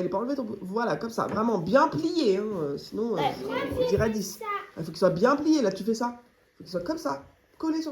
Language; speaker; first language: French; native; French